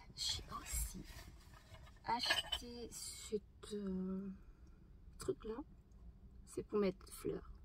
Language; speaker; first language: French; non-native, fluent; Portuguese